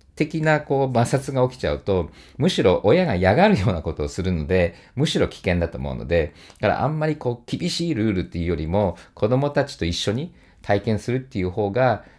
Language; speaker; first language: Japanese; native; Japanese